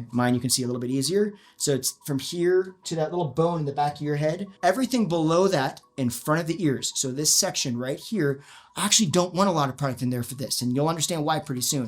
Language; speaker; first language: English; native; English